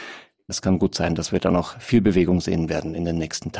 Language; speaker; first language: German; native; German